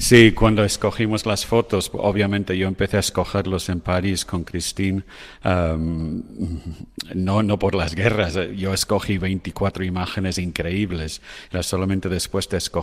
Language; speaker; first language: Spanish; non-native, fluent; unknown